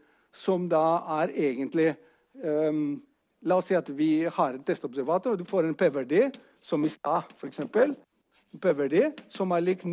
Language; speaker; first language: Norwegian; non-native, fluent; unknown